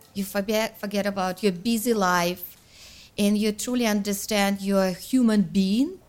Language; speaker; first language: English; non-native, fluent; Russian